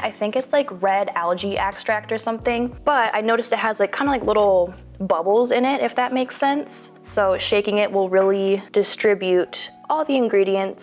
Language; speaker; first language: English; native; English